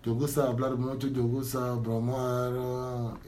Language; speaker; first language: Spanish; non-native, learner; Wolof